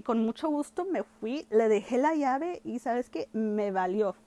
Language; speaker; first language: Spanish; early bilingual, heritage; Spanish